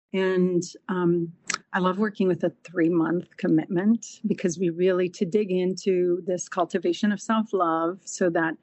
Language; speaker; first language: English; non-native, fluent; Portuguese